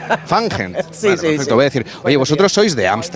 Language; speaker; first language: Spanish; native; Spanish